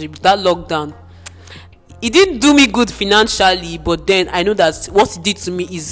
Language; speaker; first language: English; non-native, local second language; Igbo